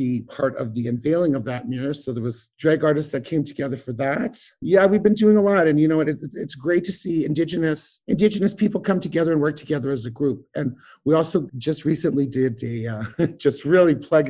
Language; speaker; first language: English; native; English